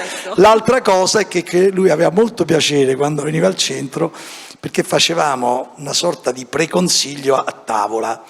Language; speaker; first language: Italian; native; Italian